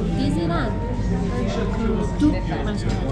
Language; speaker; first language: Korean; non-native, learner; Persian